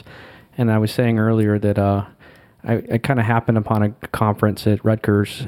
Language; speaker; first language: English; native; English